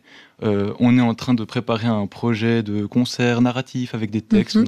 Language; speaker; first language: French; native; French